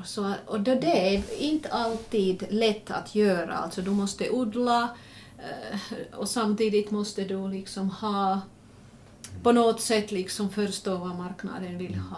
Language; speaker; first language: Swedish; non-native, local second language; Finnish